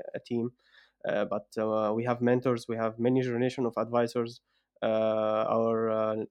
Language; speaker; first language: English; non-native, fluent; Arabic